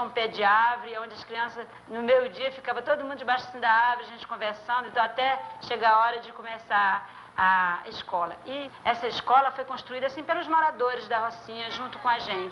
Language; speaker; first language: Portuguese; native; Portuguese